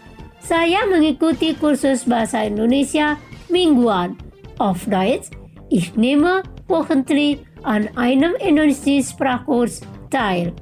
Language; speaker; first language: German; non-native, fluent; Indonesian